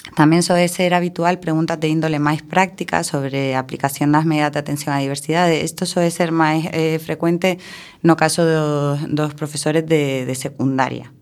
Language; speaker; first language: Galician; non-native, local second language; Spanish